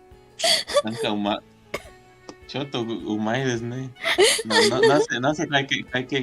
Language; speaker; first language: Japanese; non-native, learner; Spanish